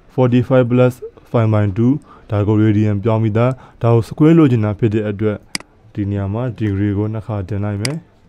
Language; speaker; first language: Burmese; native; Burmese